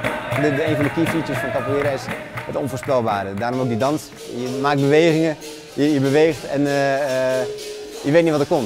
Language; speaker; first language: Dutch; native; Dutch